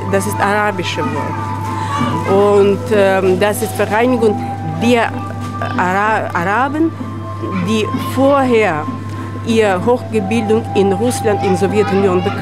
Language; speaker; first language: German; non-native, learner; Russian